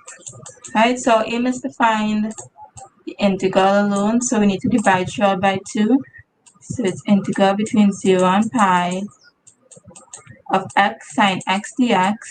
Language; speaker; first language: English; native; English